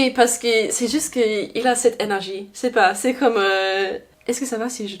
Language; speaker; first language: French; non-native, fluent; English